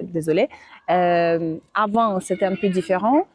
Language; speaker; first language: French; non-native, fluent; Russian